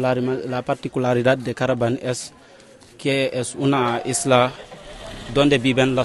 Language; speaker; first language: Spanish; non-native, learner; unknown